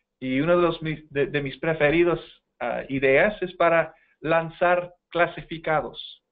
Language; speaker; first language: Spanish; non-native, fluent; English